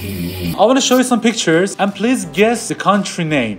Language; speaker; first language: English; non-native, learner; Persian